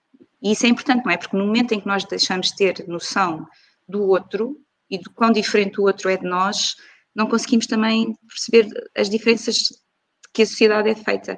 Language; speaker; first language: Portuguese; native; Portuguese